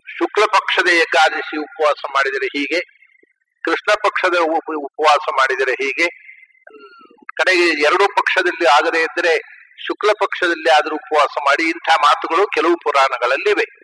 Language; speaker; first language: Kannada; native; Kannada